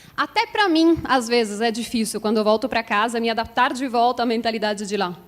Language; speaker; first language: Portuguese; non-native, fluent; Italian